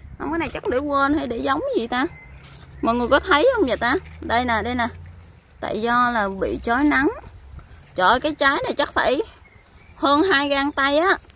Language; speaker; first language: Vietnamese; early bilingual, heritage; Vietnamese